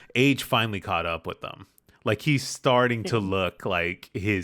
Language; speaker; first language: English; native; English